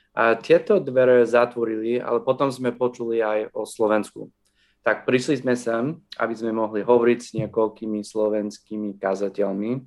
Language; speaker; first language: Slovak; non-native, fluent; English